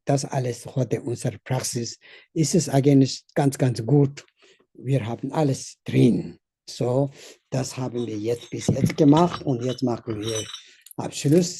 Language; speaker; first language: German; non-native, learner; Tibetan